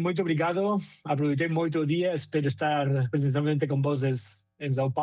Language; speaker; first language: Portuguese; non-native, learner; Spanish